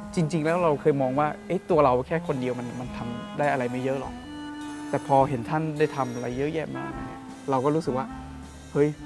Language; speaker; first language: Thai; non-native, local second language; Akha